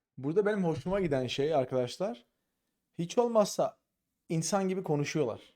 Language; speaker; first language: Turkish; native; Turkish